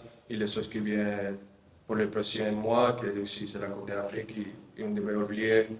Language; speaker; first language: French; non-native, fluent; Spanish